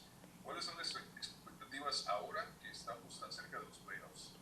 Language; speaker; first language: Spanish; native; Spanish